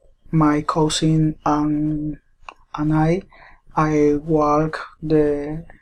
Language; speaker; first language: English; non-native, learner; Spanish